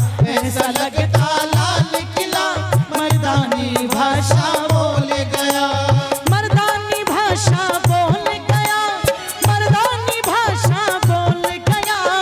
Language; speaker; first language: Hindi; native; Hindi